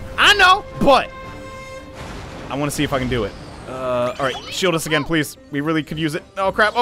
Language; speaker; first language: English; native; English